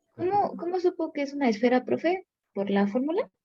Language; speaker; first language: Spanish; native; Spanish